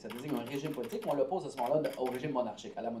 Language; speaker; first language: French; native; French